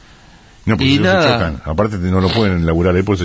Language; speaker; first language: Spanish; native; Spanish